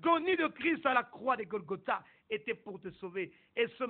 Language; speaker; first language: French; non-native, local second language; Lingala